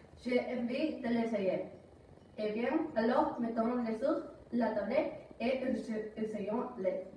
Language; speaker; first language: French; non-native, learner; Spanish